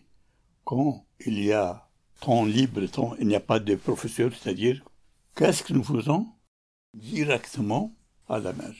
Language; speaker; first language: French; non-native, learner; Arabic